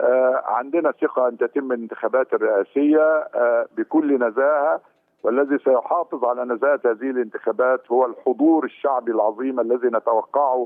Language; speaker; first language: Arabic; native; Arabic